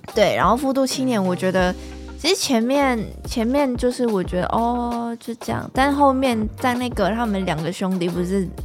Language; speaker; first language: Chinese; non-native, fluent; Vietnamese